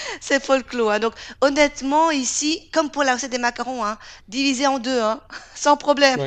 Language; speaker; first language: French; native; French